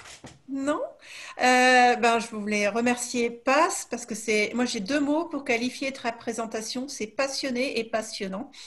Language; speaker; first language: French; native; French